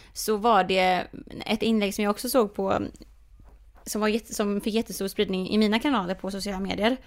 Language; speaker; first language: Swedish; native; Swedish